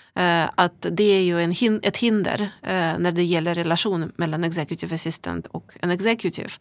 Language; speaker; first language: Swedish; non-native, fluent; Russian